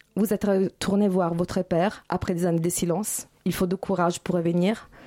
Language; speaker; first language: French; non-native, fluent; Italian